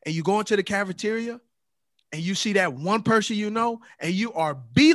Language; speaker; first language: English; native; English